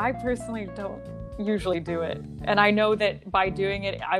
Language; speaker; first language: English; native; English